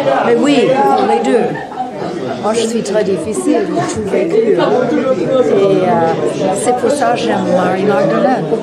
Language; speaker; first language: French; non-native, fluent; English